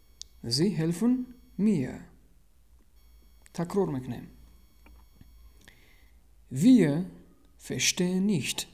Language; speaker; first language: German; non-native, learner; Tajik